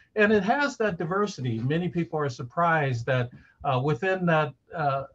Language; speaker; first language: English; native; English